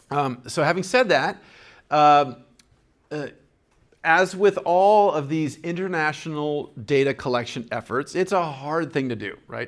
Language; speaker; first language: English; native; English